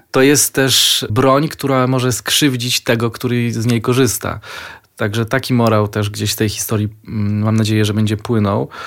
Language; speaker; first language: Polish; native; Polish